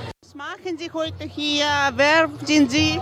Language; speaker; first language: German; non-native, learner; Ukrainian